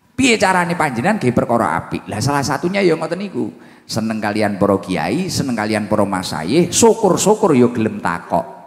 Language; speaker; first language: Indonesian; non-native, local second language; Javanese